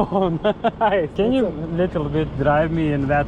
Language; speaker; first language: English; non-native, learner; Lithuanian